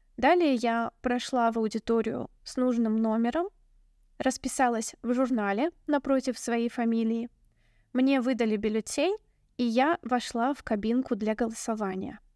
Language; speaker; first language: Russian; native; Russian